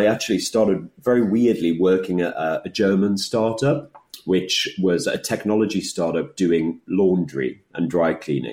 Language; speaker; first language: English; native; English